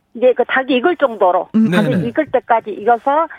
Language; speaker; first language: Korean; native; Korean